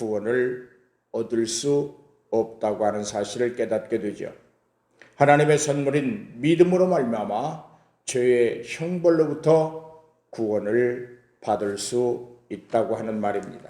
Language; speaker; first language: Korean; native; Korean